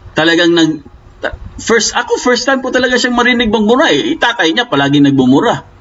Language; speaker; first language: Filipino; non-native, local second language; Cebuano